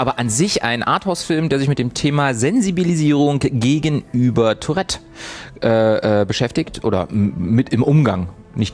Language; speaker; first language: German; native; German